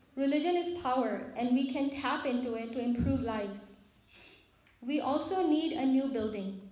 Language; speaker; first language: English; non-native, local second language; Urdu